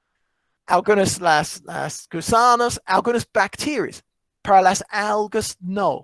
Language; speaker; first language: Spanish; non-native, fluent; English